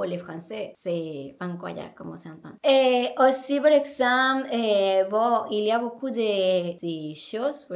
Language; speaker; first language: French; non-native, learner; Spanish